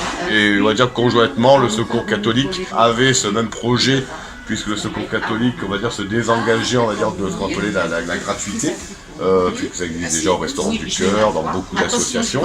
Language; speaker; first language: French; native; French